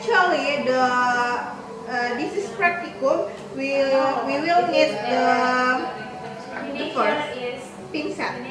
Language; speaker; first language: English; non-native, learner; Indonesian